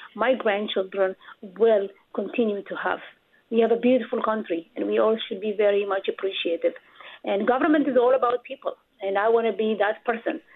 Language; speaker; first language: English; non-native, fluent; Amharic